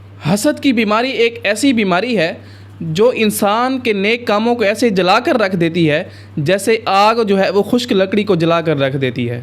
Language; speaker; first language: Urdu; native; Urdu